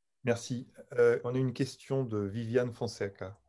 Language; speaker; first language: French; native; French